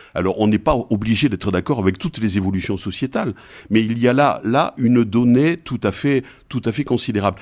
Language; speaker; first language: French; native; French